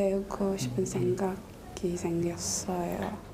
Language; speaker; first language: Korean; non-native, learner; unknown